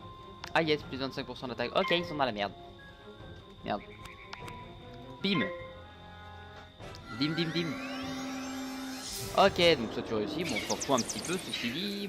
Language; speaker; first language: French; native; French